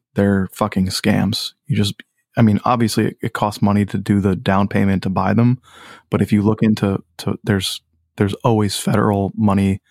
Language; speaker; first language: English; native; English